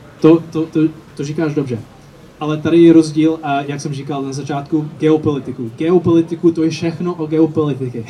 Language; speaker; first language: Czech; early bilingual, heritage; Czech